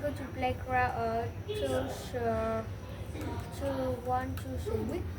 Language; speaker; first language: English; non-native, learner; Vietnamese